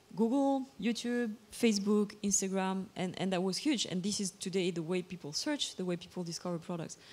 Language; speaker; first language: English; non-native, fluent; Bulgarian